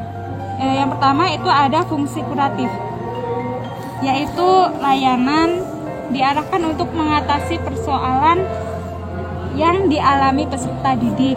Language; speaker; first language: Indonesian; native; Indonesian